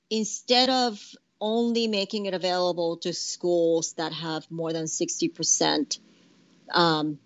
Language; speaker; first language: English; non-native, fluent; Japanese